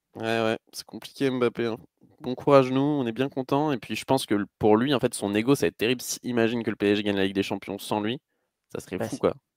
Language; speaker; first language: French; native; French